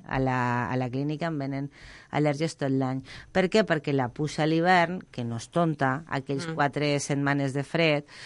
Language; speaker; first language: Catalan; non-native, local second language; Spanish